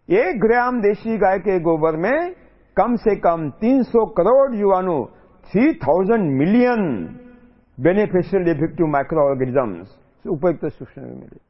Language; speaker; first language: Hindi; non-native, local second language; Marathi